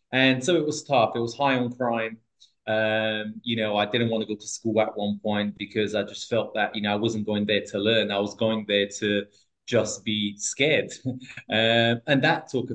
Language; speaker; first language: English; early bilingual, other home language; Portuguese